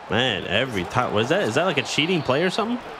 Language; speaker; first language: English; native; English